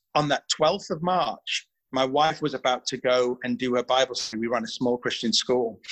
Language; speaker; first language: English; native; English